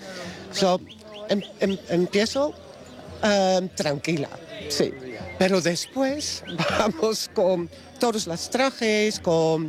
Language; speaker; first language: Spanish; non-native, learner; Dutch